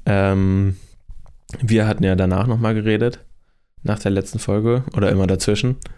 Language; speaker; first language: German; native; German